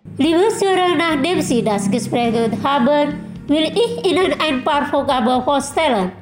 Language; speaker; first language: German; non-native, learner; Indonesian